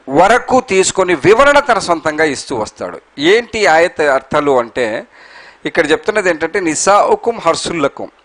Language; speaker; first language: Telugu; non-native, local second language; Urdu